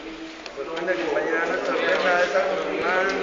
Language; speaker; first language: Spanish; native; Spanish